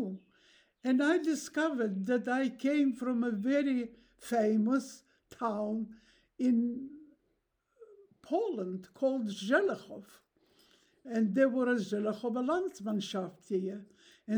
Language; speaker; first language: English; non-native, fluent; Russian